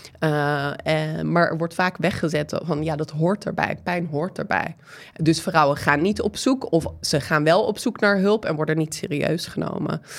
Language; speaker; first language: Dutch; non-native, fluent; English